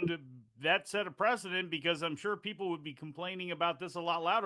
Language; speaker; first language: English; native; English